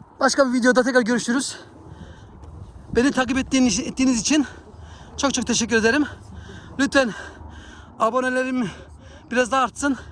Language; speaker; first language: Turkish; early bilingual, heritage; Turkish